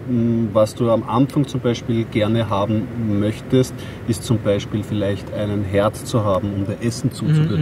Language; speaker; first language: German; native; German